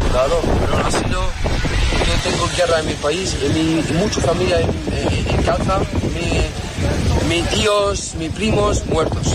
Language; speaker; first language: Spanish; non-native, learner; Arabic